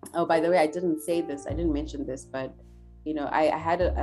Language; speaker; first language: English; non-native, local second language; Shona